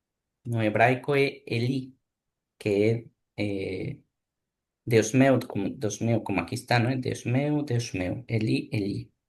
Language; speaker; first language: Spanish; non-native, learner; Portuguese